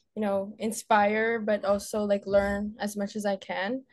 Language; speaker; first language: English; native; English